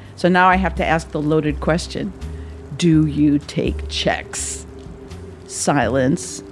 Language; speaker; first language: English; native; English